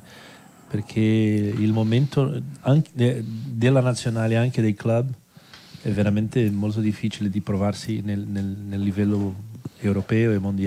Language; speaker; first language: Italian; non-native, fluent; Portuguese